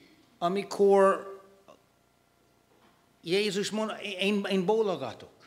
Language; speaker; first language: Hungarian; non-native, fluent; English